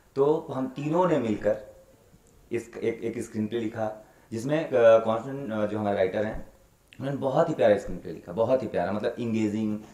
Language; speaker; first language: Hindi; native; Hindi